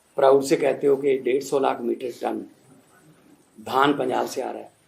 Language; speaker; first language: Hindi; non-native, local second language; Punjabi